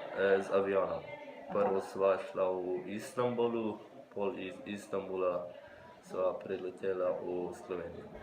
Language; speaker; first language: Slovenian; early bilingual, other home language; Persian